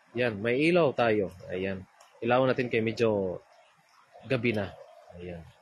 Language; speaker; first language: Filipino; non-native, local second language; Cebuano